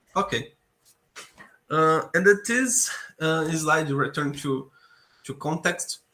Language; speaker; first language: English; non-native, learner; Portuguese